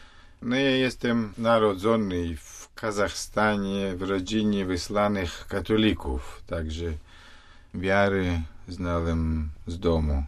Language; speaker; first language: Polish; non-native, fluent; Russian